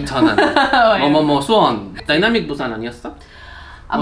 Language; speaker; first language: Korean; non-native, learner; Spanish